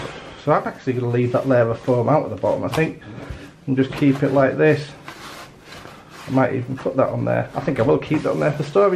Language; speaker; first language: English; native; English